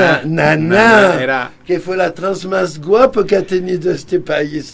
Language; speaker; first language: Spanish; non-native, fluent; French